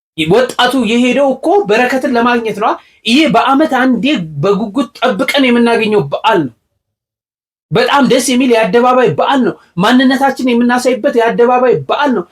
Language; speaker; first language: Amharic; native; Amharic